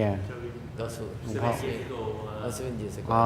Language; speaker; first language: English; non-native, learner; Thai